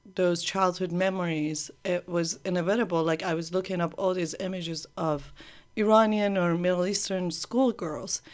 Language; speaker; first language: English; early bilingual, other home language; Persian